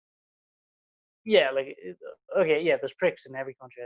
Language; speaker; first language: English; native; English